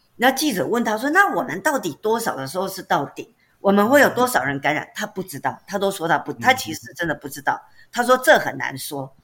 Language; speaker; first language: Chinese; native; Chinese